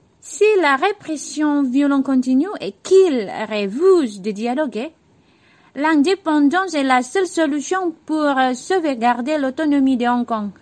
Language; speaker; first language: French; non-native, learner; Cantonese